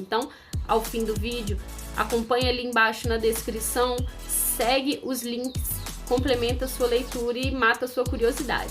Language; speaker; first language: Portuguese; native; Portuguese